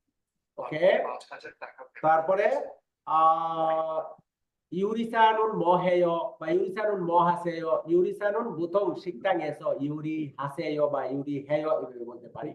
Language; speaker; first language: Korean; non-native, fluent; Bangla